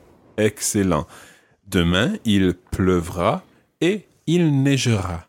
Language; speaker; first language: French; non-native, fluent; English